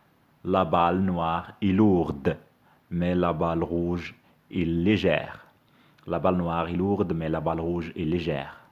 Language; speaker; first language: French; non-native, fluent; Arabic